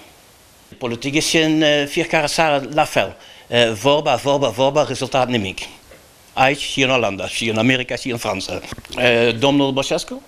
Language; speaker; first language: Romanian; non-native, learner; Dutch